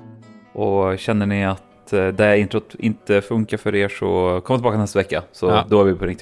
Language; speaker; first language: Swedish; native; Swedish